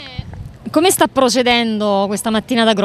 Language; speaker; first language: Italian; native; Italian